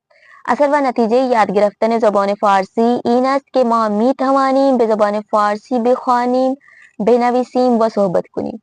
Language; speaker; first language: Persian; non-native, fluent; Urdu